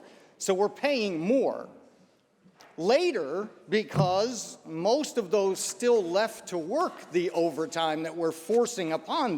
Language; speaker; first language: English; native; English